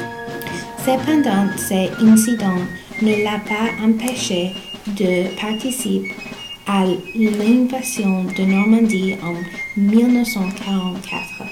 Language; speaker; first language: French; non-native, learner; English